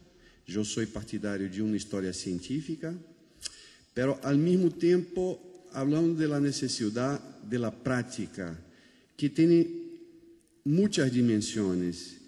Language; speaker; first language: Spanish; non-native, fluent; Portuguese